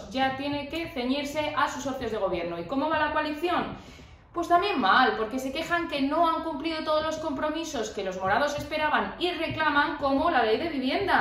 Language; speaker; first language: Spanish; native; Spanish